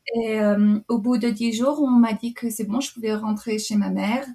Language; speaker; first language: French; native; French